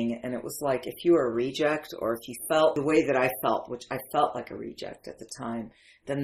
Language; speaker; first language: English; early bilingual, other home language; Arabic